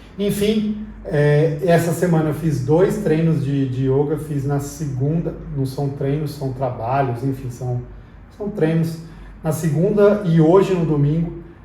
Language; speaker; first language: Portuguese; native; Portuguese